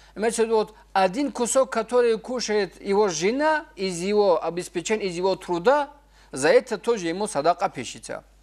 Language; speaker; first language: Russian; non-native, local second language; Avaric